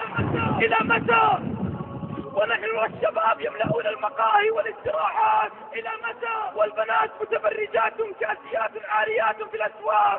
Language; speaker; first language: Arabic; native; Arabic